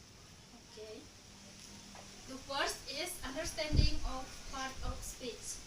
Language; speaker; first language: English; non-native, learner; Indonesian